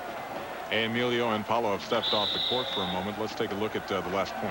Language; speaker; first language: English; native; English